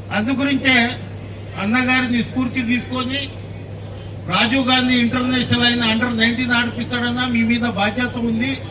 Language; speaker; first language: Telugu; non-native, local second language; Lambadi